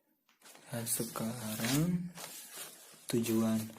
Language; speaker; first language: Indonesian; native; Indonesian